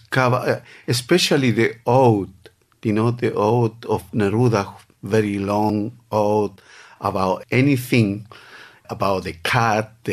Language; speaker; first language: English; non-native, fluent; Spanish